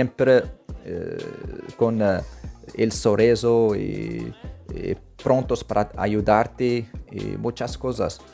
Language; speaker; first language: Spanish; non-native, fluent; Arabic